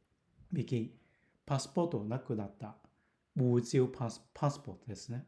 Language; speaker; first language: Japanese; non-native, fluent; Cantonese